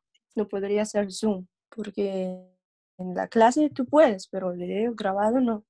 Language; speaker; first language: Spanish; non-native, learner; English